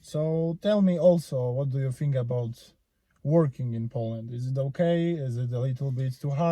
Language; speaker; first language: English; non-native, fluent; Polish